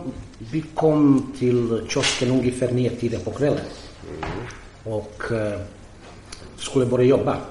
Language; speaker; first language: Swedish; non-native, fluent; Croatian